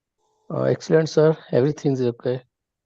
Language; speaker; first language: English; non-native, learner; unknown